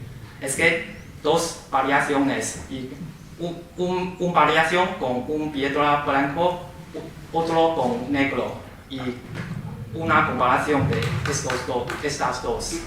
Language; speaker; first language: Spanish; non-native, fluent; Chinese